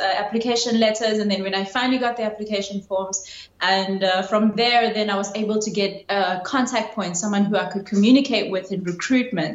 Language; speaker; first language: English; non-native, local second language; Zulu